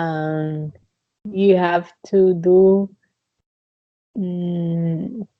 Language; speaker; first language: English; non-native, fluent; Spanish